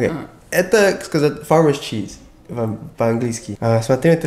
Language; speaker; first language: Russian; non-native, learner; English